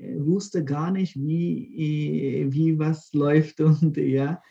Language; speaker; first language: German; non-native, fluent; Konkani